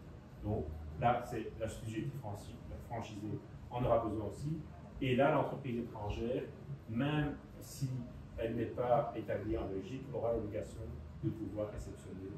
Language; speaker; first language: French; native; French